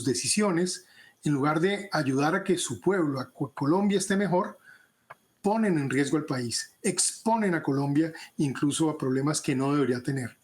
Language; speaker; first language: Spanish; native; Spanish